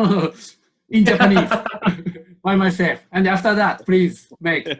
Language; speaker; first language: English; non-native, learner; Japanese